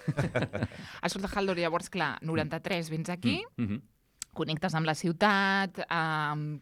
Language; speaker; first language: Catalan; native; Catalan